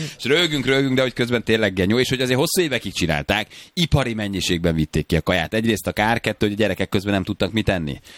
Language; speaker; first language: Hungarian; native; Hungarian